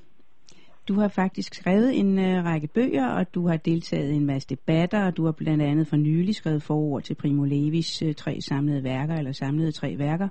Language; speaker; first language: Danish; native; Danish